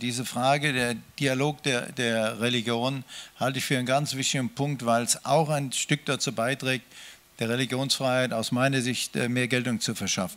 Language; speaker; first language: German; native; German